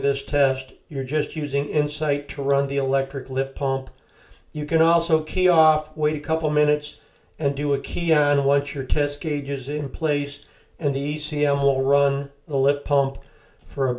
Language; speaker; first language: English; native; English